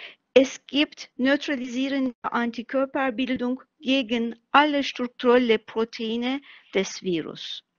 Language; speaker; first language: German; non-native, fluent; Turkish